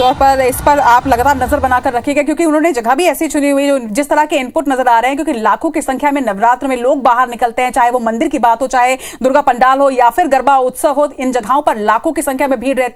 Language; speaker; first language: Hindi; native; Hindi